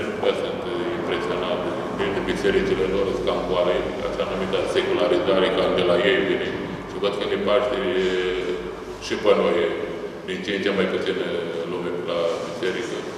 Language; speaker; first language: Romanian; native; Romanian